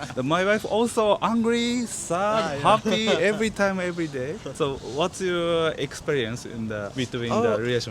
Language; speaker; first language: English; non-native, learner; Japanese